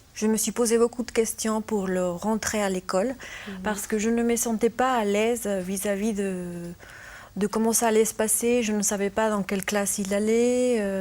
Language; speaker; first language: French; non-native, fluent; Spanish